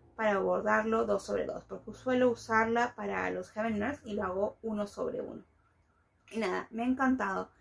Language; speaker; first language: Spanish; native; Spanish